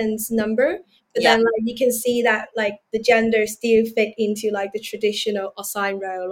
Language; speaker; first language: English; non-native, local second language; Cantonese